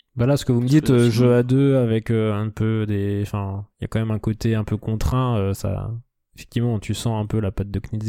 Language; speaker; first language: French; native; French